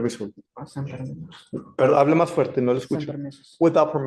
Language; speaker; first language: Spanish; native; Spanish